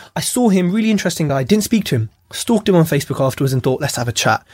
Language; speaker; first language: English; native; English